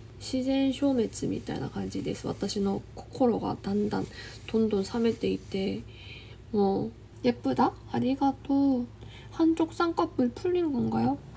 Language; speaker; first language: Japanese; non-native, fluent; Korean